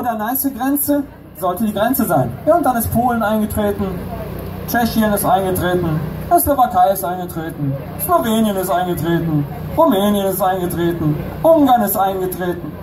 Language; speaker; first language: German; native; German